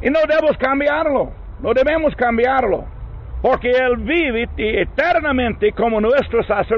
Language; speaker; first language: Spanish; non-native, learner; English